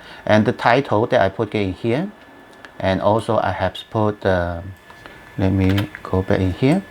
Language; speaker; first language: English; non-native, learner; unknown